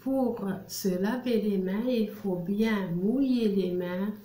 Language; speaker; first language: French; non-native, local second language; Arabic